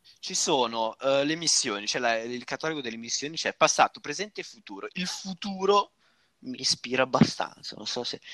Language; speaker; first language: Italian; native; Italian